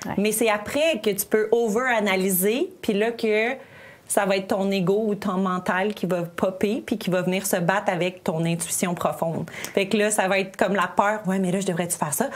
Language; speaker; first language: French; native; French